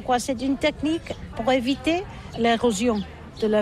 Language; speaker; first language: French; non-native, learner; Catalan